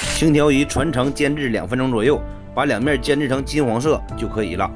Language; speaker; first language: Chinese; native; Chinese